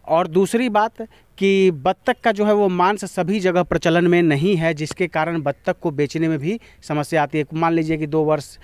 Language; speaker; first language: Hindi; native; Hindi